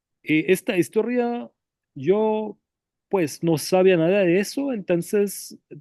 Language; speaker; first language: Spanish; non-native, fluent; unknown